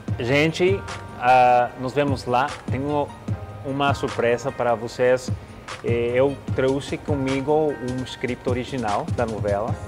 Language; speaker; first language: Portuguese; non-native, learner; Spanish